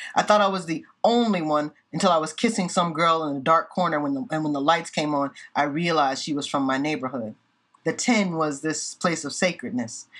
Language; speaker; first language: English; native; English